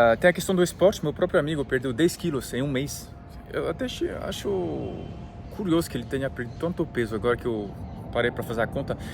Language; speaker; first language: Portuguese; non-native, fluent; French